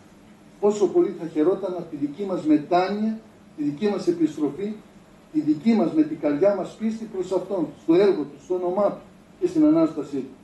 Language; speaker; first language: Greek; native; Greek